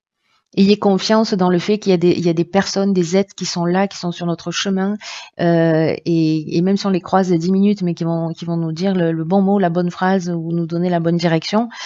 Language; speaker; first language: French; native; French